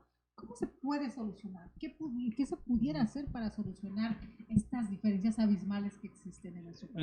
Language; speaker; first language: Spanish; native; Spanish